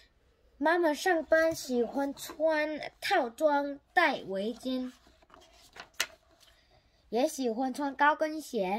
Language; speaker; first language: Chinese; non-native, learner; Korean